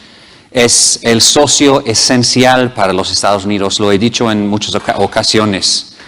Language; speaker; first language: Spanish; non-native, fluent; English